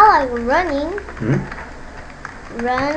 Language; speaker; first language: English; non-native, learner; Korean